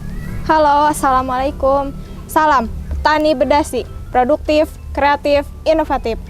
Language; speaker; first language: Indonesian; native; Indonesian